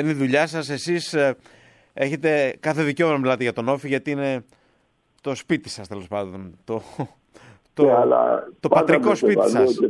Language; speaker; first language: Greek; native; Greek